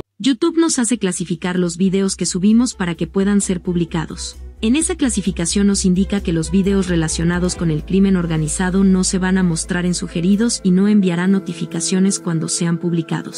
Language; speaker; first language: Spanish; native; Spanish